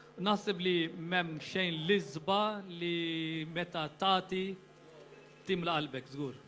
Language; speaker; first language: Maltese; non-native, fluent; Urdu